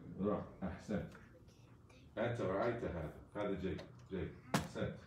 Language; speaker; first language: Arabic; non-native, fluent; English